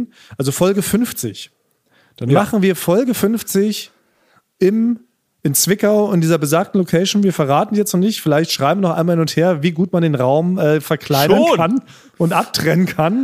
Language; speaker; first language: German; native; German